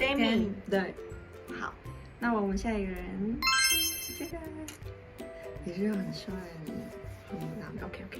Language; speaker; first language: Chinese; non-native, fluent; Mongolian